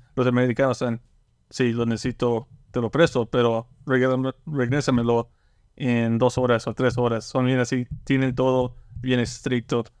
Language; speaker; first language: Spanish; early bilingual, heritage; Spanish